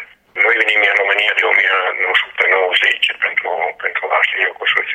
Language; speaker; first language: Romanian; non-native, learner; Italian